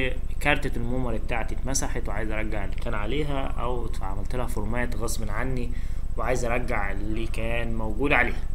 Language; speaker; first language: Arabic; native; Arabic